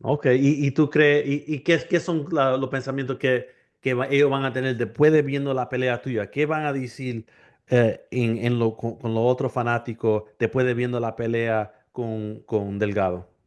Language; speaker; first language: Spanish; early bilingual, heritage; English